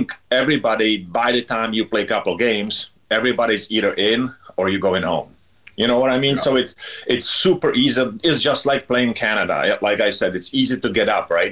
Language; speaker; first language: English; non-native, fluent; Czech